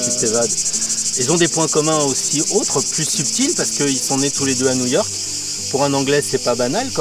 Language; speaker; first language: French; native; French